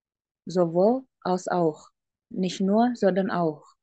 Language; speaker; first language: German; non-native, fluent; Indonesian